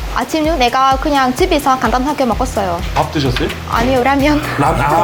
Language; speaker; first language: Korean; non-native, fluent; Vietnamese